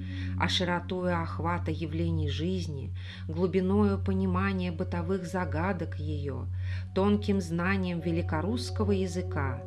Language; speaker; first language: Russian; native; Russian